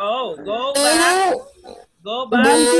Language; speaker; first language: English; non-native, learner; Spanish